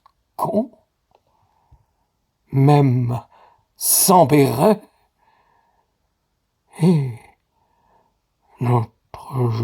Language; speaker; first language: French; native; French